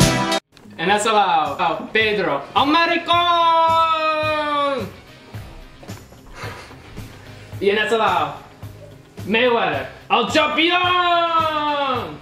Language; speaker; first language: Spanish; non-native, learner; English